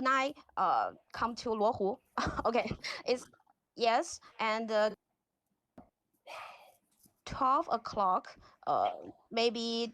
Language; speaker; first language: English; non-native, learner; Chinese